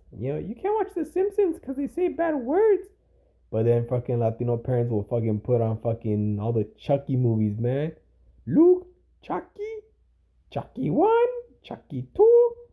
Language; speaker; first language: English; early bilingual, other home language; Spanish